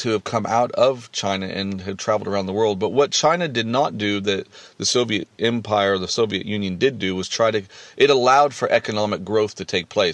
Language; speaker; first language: English; native; English